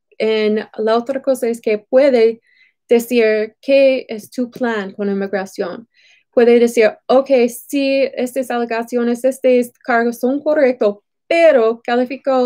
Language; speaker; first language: Spanish; non-native, fluent; English